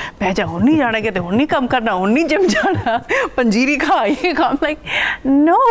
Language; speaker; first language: Punjabi; early bilingual, heritage; Punjabi